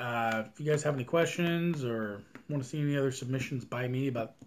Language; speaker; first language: English; native; English